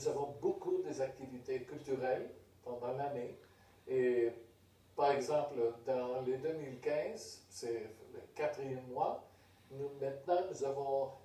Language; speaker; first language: French; non-native, fluent; Spanish